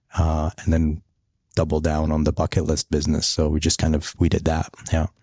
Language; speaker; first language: English; early bilingual, other home language; Polish